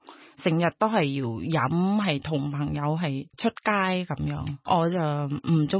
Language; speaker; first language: Cantonese; non-native, fluent; Thai